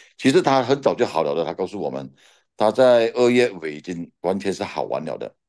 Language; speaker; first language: Chinese; native; Chinese